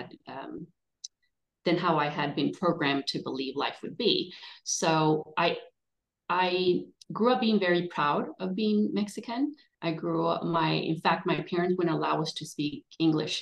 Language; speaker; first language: English; native; English